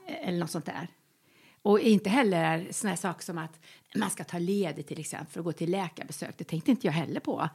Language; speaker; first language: Swedish; native; Swedish